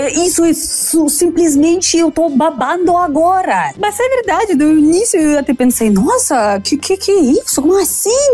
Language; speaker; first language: Portuguese; non-native, fluent; Russian